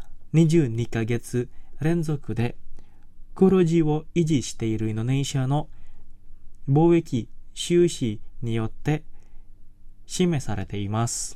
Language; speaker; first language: Japanese; non-native, fluent; Indonesian